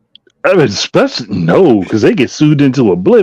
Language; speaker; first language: English; native; English